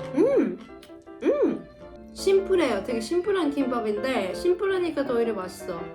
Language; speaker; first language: Korean; non-native, fluent; Japanese